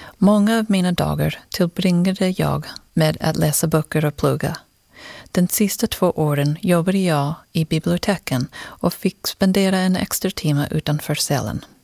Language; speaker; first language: Swedish; non-native, fluent; English